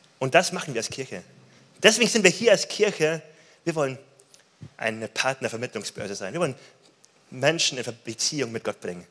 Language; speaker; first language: German; native; German